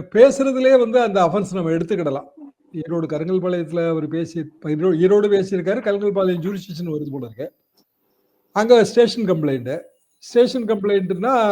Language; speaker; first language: Tamil; native; Tamil